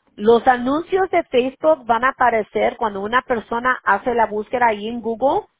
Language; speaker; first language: Spanish; early bilingual, heritage; Spanish